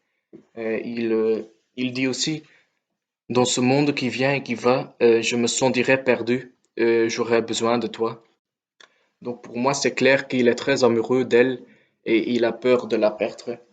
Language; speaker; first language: French; non-native, local second language; Dutch